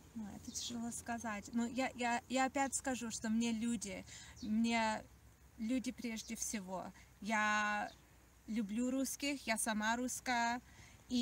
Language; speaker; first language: Russian; early bilingual, heritage; Russian